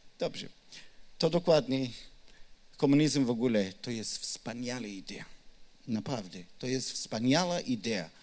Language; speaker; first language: Polish; non-native, learner; Hebrew